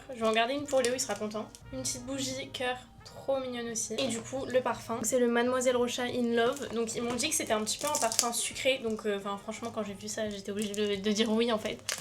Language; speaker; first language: French; native; French